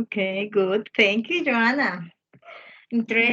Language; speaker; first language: English; non-native, fluent; Spanish